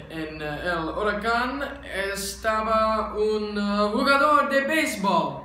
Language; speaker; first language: Spanish; non-native, learner; English